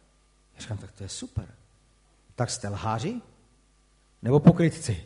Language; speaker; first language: Czech; native; Czech